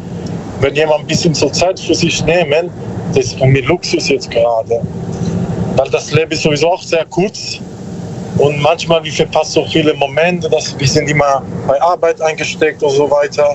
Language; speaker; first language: German; non-native, learner; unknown